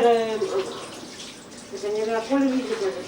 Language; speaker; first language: Hebrew; non-native, fluent; Russian